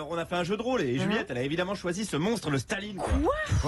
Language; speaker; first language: French; native; French